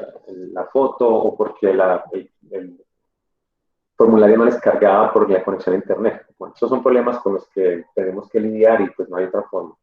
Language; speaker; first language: Spanish; native; Spanish